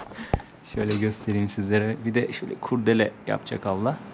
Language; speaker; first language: Turkish; native; Turkish